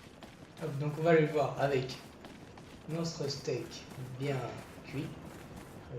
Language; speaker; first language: French; native; French